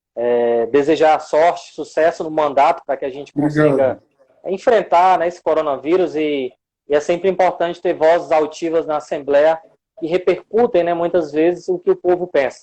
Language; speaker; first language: Portuguese; native; Portuguese